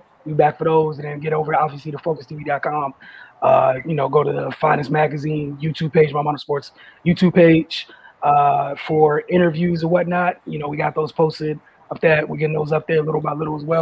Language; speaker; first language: English; native; English